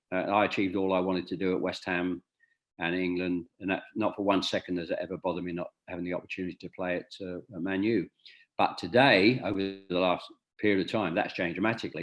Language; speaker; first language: English; native; English